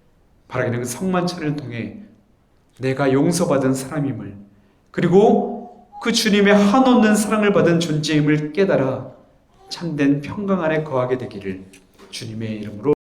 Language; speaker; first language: Korean; native; Korean